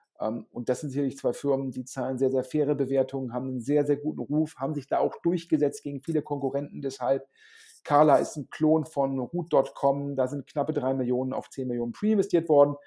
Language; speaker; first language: German; native; German